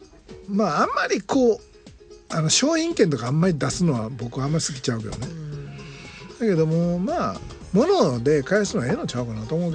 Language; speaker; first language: Japanese; native; Japanese